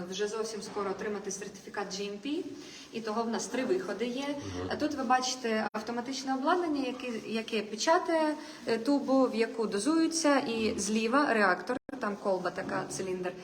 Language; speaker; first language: Ukrainian; non-native, local second language; Russian